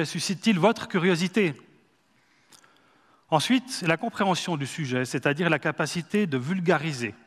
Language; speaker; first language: French; native; French